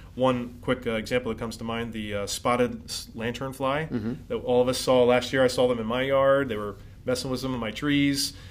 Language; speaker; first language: English; native; English